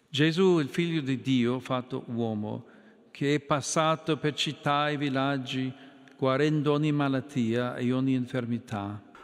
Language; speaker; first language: Italian; non-native, fluent; English